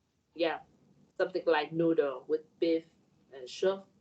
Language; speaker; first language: English; non-native, learner; Vietnamese